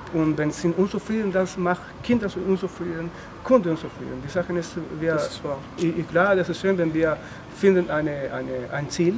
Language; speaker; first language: German; non-native, learner; Spanish